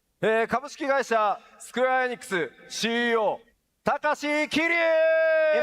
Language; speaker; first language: Japanese; native; Japanese